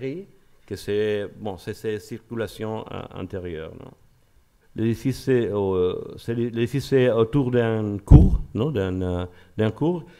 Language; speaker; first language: French; non-native, learner; Spanish